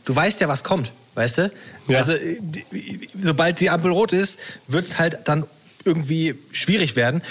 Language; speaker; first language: German; native; German